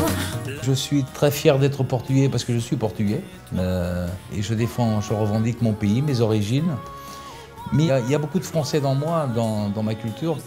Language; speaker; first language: French; early bilingual, other home language; Portuguese